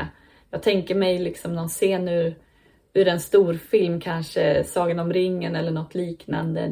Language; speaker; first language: Swedish; native; Swedish